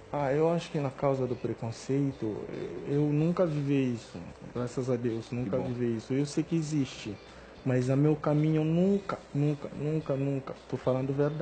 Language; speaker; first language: Portuguese; non-native, fluent; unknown